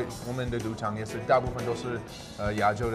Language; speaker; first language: Chinese; non-native, fluent; English